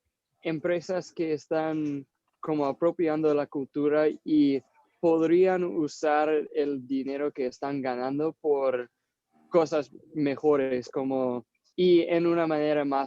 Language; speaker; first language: Spanish; non-native, fluent; English